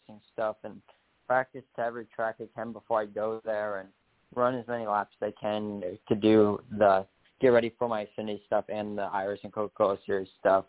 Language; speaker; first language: English; native; English